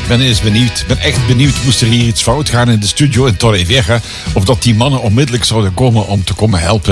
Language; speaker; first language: Dutch; native; Dutch